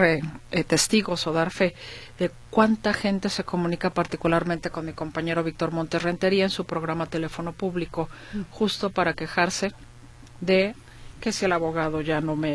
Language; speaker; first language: Spanish; native; Spanish